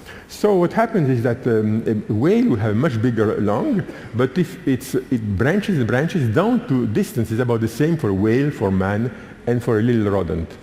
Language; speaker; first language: English; non-native, fluent; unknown